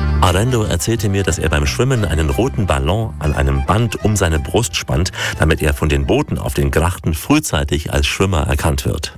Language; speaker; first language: German; native; German